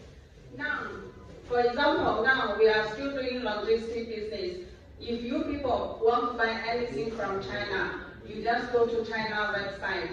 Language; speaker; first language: English; non-native, learner; Chinese